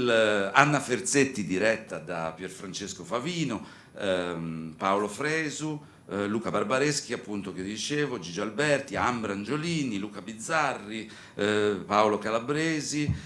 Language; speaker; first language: Italian; native; Italian